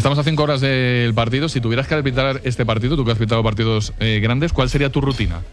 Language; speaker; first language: Spanish; native; Spanish